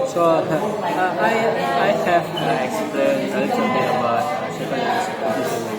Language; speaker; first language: English; non-native, learner; Indonesian